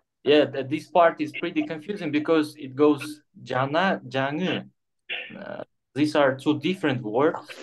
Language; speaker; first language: English; non-native, fluent; Kyrgyz